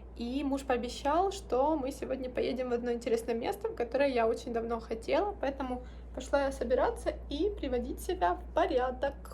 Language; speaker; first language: Russian; native; Russian